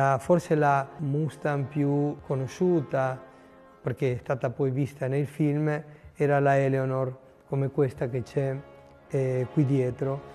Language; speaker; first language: Italian; non-native, fluent; Spanish